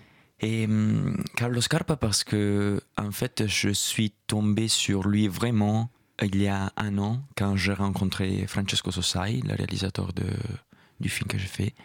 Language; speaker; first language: French; non-native, fluent; Italian